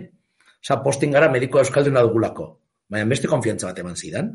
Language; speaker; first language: Basque; native; Basque